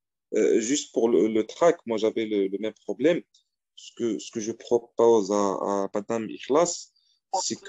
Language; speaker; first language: French; non-native, fluent; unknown